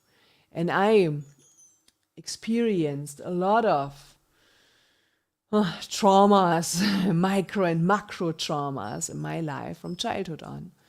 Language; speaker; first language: English; non-native, fluent; German